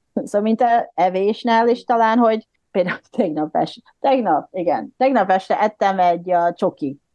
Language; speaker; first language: Hungarian; non-native, fluent; Japanese